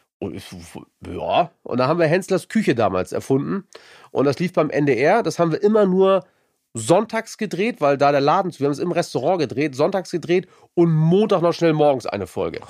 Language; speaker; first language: German; native; German